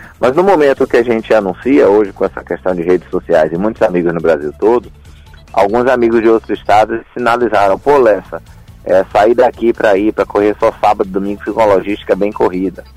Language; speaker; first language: Portuguese; native; Portuguese